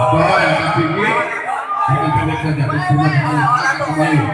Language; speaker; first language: Indonesian; non-native, local second language; Achinese